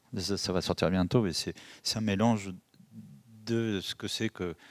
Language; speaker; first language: French; early bilingual, other home language; Spanish